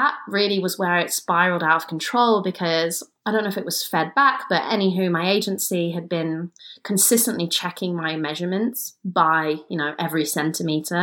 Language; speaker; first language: English; native; English